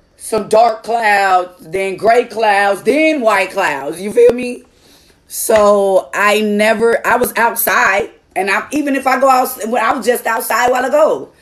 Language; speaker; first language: English; native; English